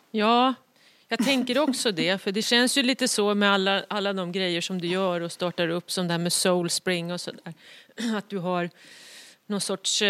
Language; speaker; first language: Swedish; native; Swedish